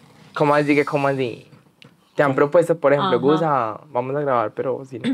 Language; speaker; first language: Spanish; native; Spanish